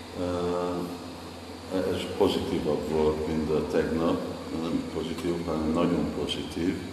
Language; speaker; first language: Hungarian; non-native, fluent; English